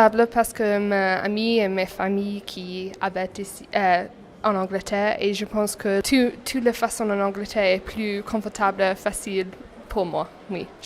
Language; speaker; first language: French; non-native, learner; English